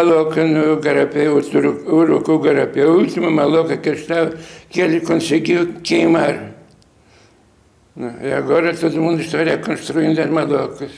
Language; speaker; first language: Portuguese; non-native, fluent; Lithuanian